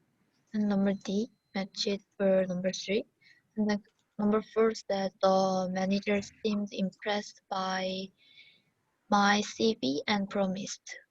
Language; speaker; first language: English; non-native, learner; Korean